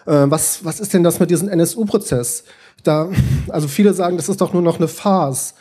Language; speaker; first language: German; native; German